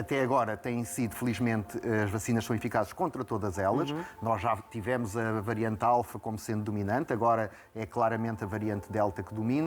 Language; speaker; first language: Portuguese; native; Portuguese